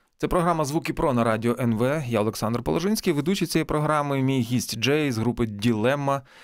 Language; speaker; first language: Ukrainian; native; Ukrainian